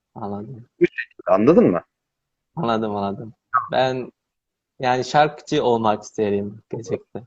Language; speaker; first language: Turkish; non-native, learner; Chinese